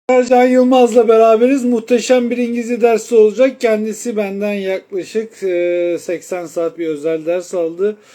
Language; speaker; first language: Turkish; native; Turkish